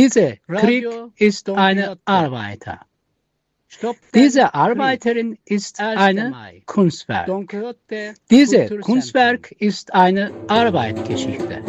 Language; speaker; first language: German; non-native, learner; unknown